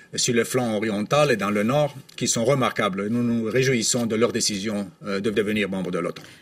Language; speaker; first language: French; non-native, fluent; Romanian